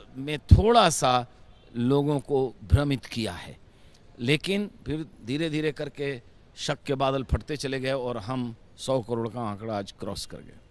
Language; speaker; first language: Hindi; native; Hindi